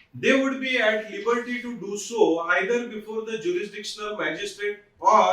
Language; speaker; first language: English; non-native, local second language; Marathi